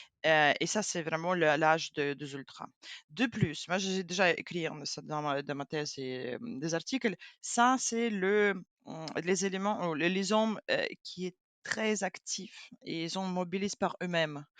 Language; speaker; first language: French; non-native, fluent; Ukrainian